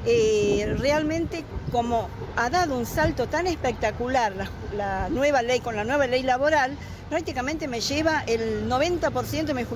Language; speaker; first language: Spanish; native; Spanish